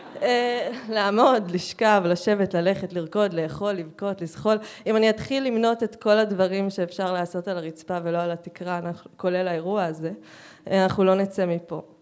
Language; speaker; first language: Hebrew; native; Hebrew